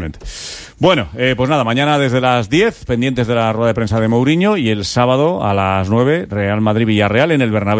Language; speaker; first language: Spanish; native; Spanish